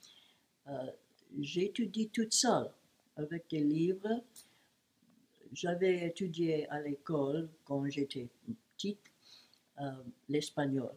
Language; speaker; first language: French; non-native, learner; English